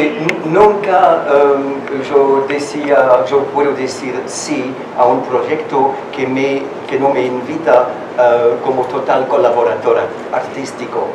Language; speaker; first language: Spanish; non-native, learner; French